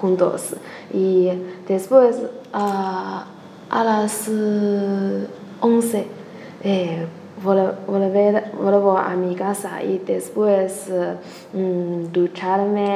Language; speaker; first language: Spanish; non-native, learner; Chinese